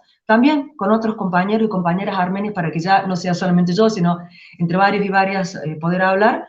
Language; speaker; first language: Spanish; native; Spanish